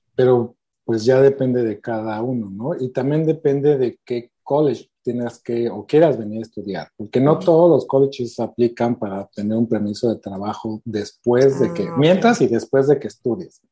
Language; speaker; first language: Spanish; native; Spanish